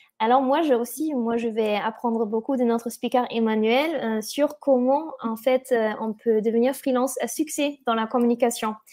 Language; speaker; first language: French; non-native, fluent; German